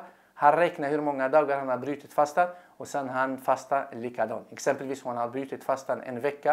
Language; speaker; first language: Swedish; non-native, fluent; Arabic